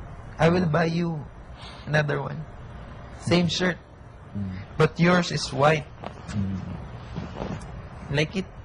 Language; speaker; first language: English; non-native, learner; Filipino